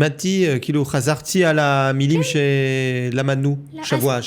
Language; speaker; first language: Hebrew; non-native, learner; French